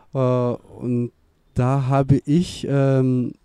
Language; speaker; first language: German; non-native, fluent; Serbian